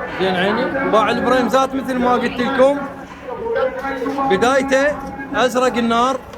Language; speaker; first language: Arabic; native; Arabic